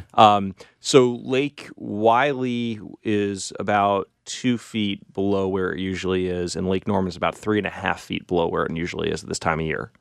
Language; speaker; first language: English; native; English